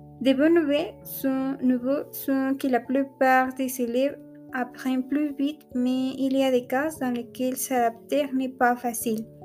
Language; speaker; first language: French; non-native, learner; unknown